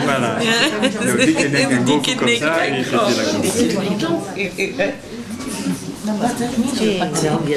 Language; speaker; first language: French; native; French